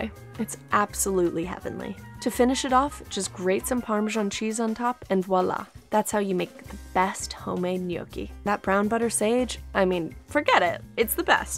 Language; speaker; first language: English; native; English